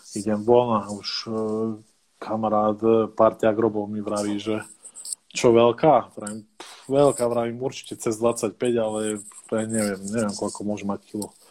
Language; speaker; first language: Slovak; native; Slovak